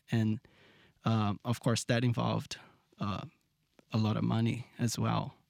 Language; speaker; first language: English; non-native, fluent; Portuguese